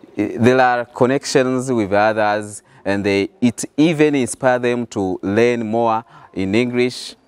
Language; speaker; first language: English; non-native, fluent; Rundi